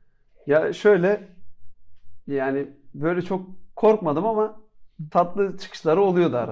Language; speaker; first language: Turkish; native; Turkish